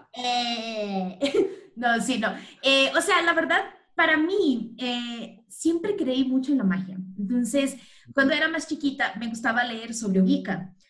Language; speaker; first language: Spanish; non-native, fluent; Portuguese